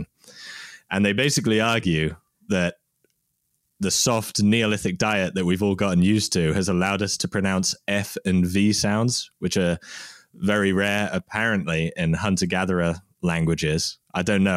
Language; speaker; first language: English; native; English